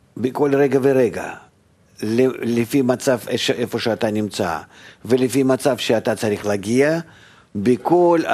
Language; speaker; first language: Hebrew; non-native, fluent; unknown